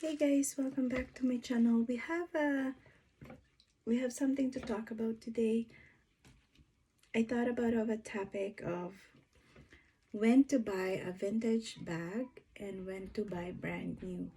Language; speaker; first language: English; non-native, fluent; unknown